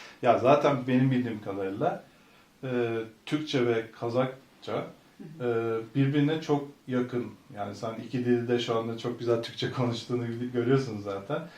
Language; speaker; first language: Turkish; native; Turkish